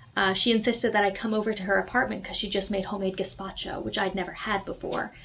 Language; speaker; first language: English; native; English